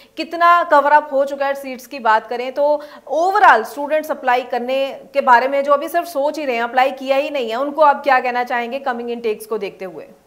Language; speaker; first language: Hindi; non-native, local second language; Punjabi